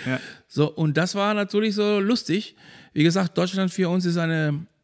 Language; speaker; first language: German; non-native, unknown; Spanish